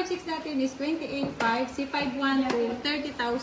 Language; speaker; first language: Filipino; native; Filipino